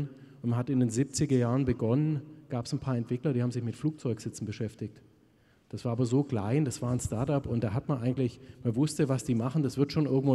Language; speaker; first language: German; native; German